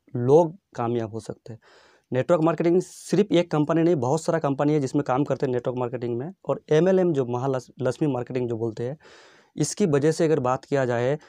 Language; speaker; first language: Hindi; non-native, local second language; Bangla